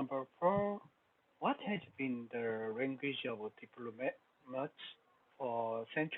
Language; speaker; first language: English; non-native, learner; Korean